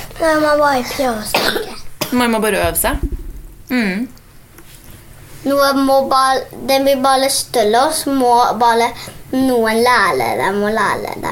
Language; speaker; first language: Norwegian; early bilingual, other home language; Polish